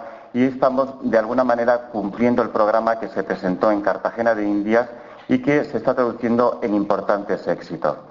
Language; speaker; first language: Spanish; native; Spanish